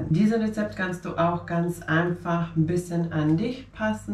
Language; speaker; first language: German; non-native, fluent; Finnish